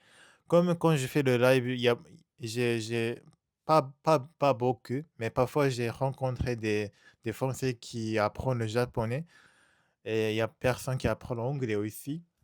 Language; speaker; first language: French; non-native, learner; Japanese